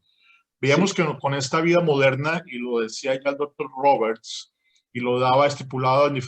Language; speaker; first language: Spanish; native; Spanish